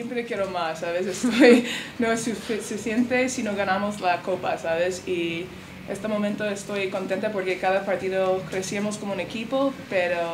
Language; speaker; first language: Spanish; non-native, learner; English